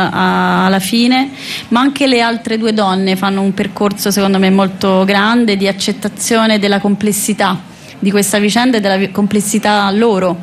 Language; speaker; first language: Italian; native; Italian